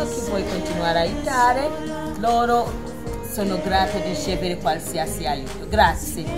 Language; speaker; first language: Italian; non-native, learner; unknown